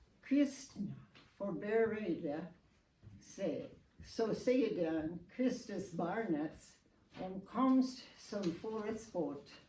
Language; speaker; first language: Swedish; non-native, learner; English